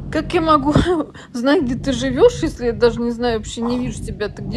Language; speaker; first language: Russian; native; Russian